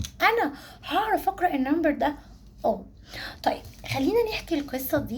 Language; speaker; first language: Arabic; native; Arabic